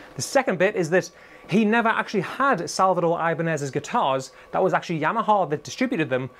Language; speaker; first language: English; native; English